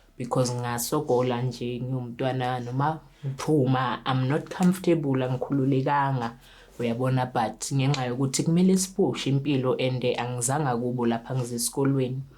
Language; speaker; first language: Zulu; non-native, local second language; Southern Sotho